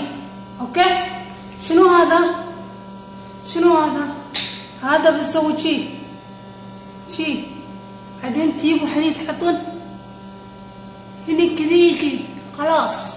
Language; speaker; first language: Arabic; non-native, learner; Amharic